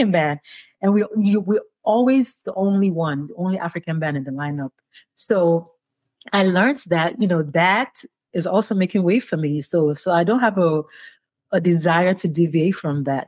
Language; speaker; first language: English; non-native, local second language; Yoruba